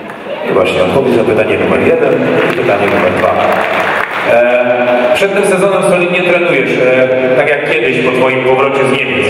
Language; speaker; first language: Polish; native; Polish